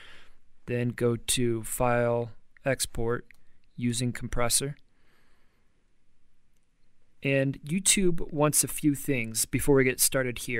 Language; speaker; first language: English; native; English